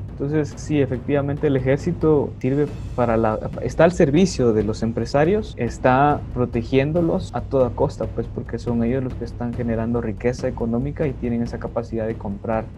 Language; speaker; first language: Spanish; native; Spanish